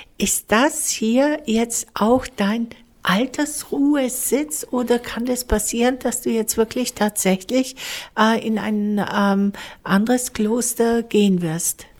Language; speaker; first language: German; native; German